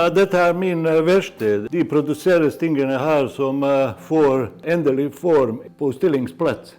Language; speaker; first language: Norwegian; non-native, fluent; Bosnian